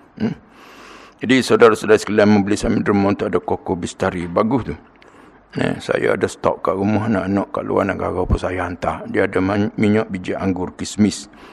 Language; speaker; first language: Malay; native; Malay